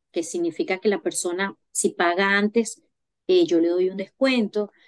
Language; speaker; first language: Spanish; native; Spanish